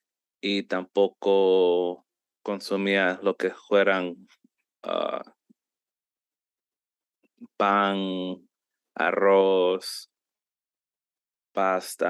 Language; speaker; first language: Spanish; early bilingual, heritage; Spanish